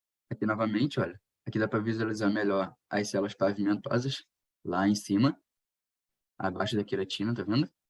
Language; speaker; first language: Portuguese; native; Portuguese